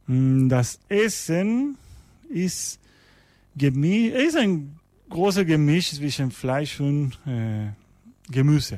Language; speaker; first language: German; non-native, learner; Spanish